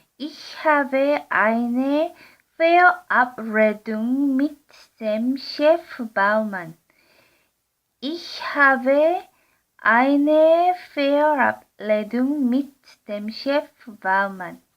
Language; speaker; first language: German; non-native, learner; Korean